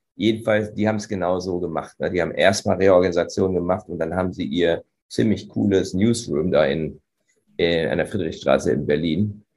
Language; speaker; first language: German; native; German